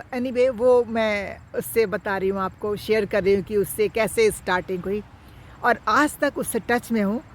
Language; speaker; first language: Hindi; native; Hindi